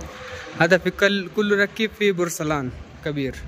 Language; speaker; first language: Arabic; non-native, learner; Hindi